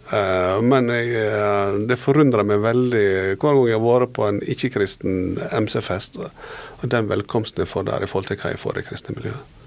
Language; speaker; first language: Norwegian; native; Norwegian